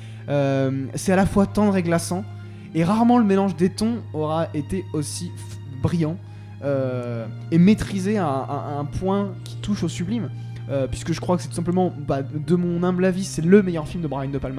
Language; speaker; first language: French; native; French